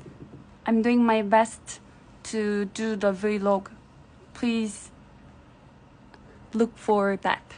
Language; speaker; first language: English; non-native, fluent; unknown